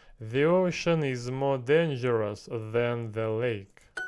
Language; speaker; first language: English; non-native, learner; Russian